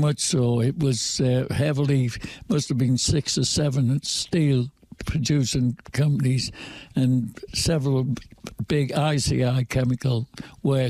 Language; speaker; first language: English; native; English